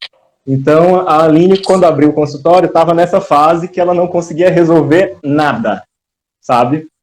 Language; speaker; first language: Portuguese; native; Portuguese